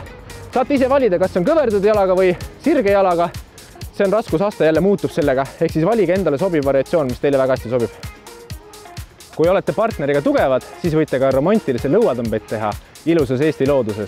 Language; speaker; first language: Estonian; native; Estonian